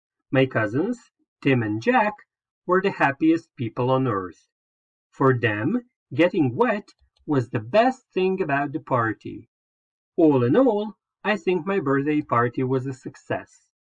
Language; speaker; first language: English; non-native, fluent; Croatian